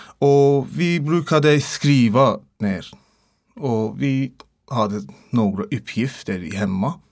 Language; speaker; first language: Swedish; non-native, learner; Persian